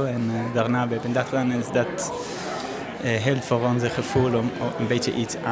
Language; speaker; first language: Dutch; non-native, learner; Hebrew